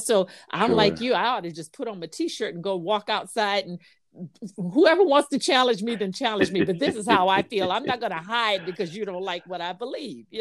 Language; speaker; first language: English; native; English